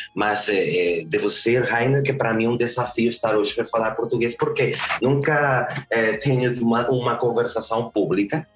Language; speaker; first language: Portuguese; early bilingual, heritage; Spanish